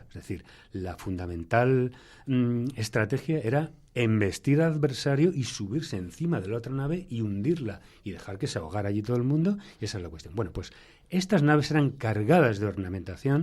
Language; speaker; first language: Spanish; native; Spanish